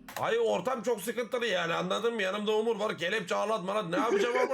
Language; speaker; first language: Turkish; native; Turkish